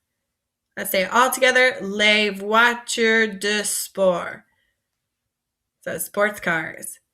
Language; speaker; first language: French; non-native, fluent; English